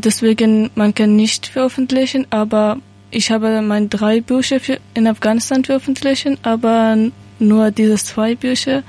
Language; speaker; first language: German; non-native, learner; Persian